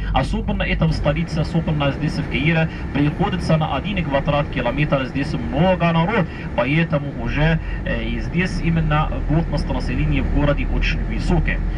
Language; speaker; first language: Russian; non-native, fluent; Arabic